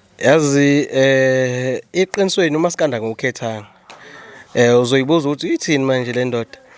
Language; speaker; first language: Zulu; native; Zulu